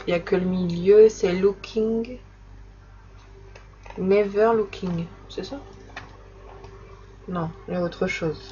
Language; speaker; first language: French; native; French